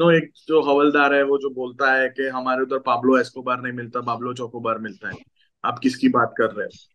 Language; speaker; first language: Hindi; non-native, local second language; Gujarati